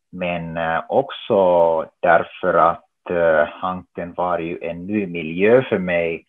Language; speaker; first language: Swedish; non-native, local second language; Finnish